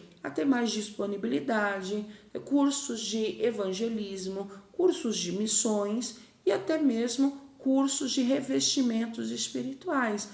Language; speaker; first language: Portuguese; native; Portuguese